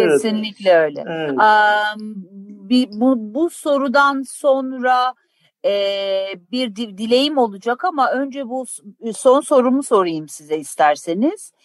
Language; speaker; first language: Turkish; native; Turkish